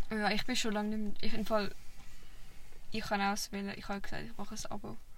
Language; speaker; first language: German; early bilingual, other home language; Vietnamese